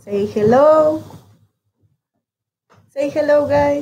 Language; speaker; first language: English; non-native, learner; Spanish